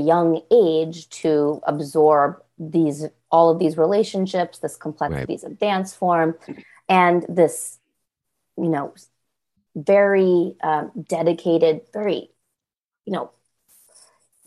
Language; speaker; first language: English; native; English